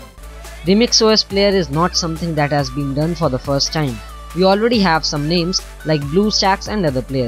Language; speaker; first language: English; non-native, local second language; Hindi